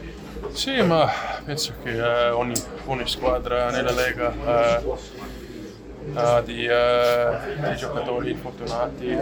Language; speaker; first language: Italian; non-native, learner; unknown